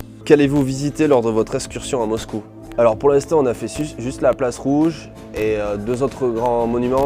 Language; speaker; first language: French; native; French